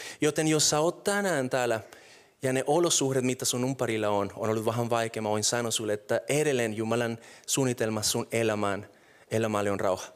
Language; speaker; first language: Finnish; non-native, fluent; Spanish